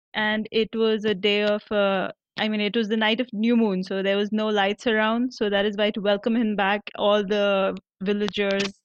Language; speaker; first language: English; non-native, local second language; Marathi